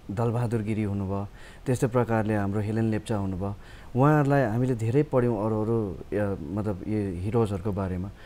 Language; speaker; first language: Nepali; native; Nepali